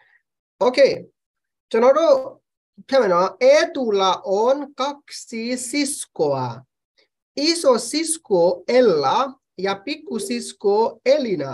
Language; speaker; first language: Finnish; non-native, fluent; Burmese